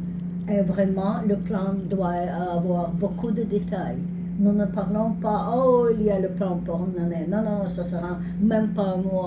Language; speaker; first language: French; non-native, learner; English